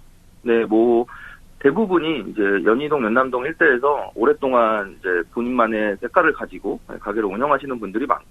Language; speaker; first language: Korean; native; Korean